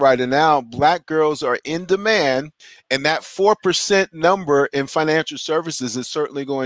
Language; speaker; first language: English; native; English